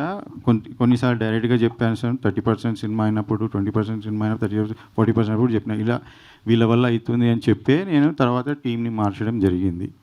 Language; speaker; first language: Telugu; native; Telugu